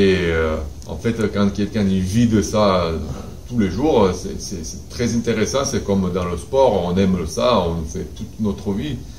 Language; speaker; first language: French; non-native, fluent; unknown